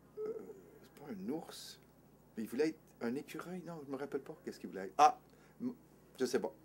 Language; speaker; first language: French; native; French